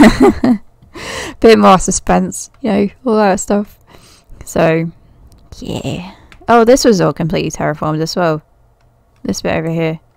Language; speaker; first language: English; native; English